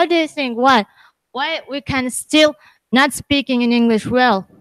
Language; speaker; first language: English; non-native, learner; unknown